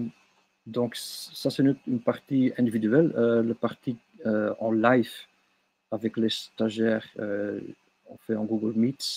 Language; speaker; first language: French; non-native, local second language; Dutch